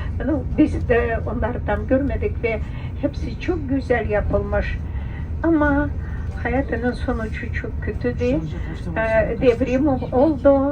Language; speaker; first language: Turkish; non-native, fluent; Russian